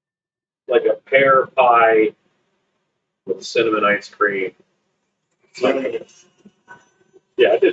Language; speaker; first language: English; native; English